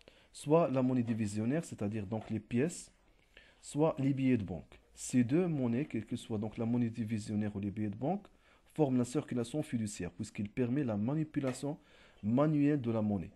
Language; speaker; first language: French; non-native, local second language; Arabic